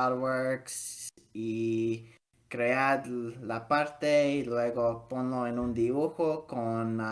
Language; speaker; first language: Spanish; early bilingual, heritage; Spanish